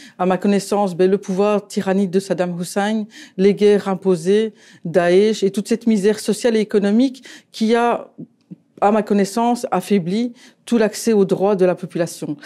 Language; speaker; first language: French; native; French